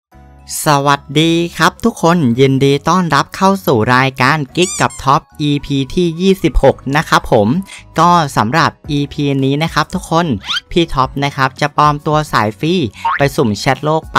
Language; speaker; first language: Thai; native; Thai